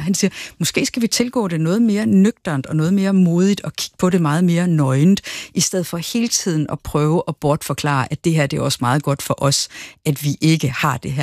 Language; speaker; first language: Danish; native; Danish